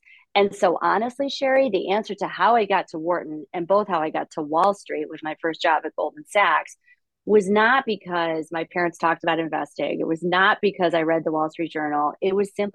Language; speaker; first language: English; early bilingual, other home language; Russian